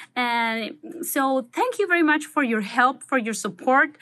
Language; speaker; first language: English; non-native, fluent; Spanish